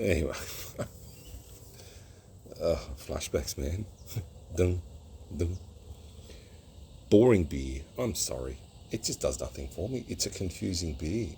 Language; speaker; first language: English; native; English